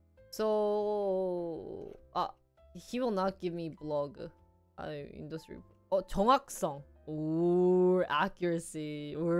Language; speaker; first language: English; non-native, fluent; Korean